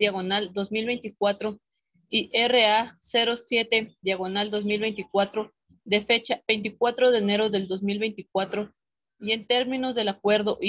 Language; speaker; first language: Spanish; native; Spanish